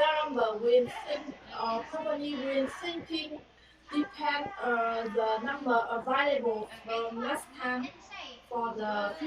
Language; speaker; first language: English; non-native, learner; Vietnamese